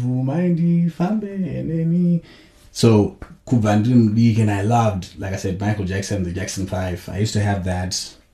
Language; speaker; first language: English; non-native, local second language; Shona